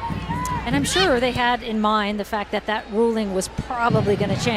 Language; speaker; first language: English; native; English